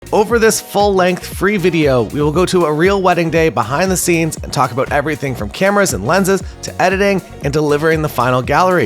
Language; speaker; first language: English; native; English